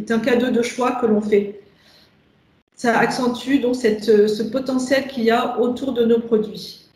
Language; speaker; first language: French; native; French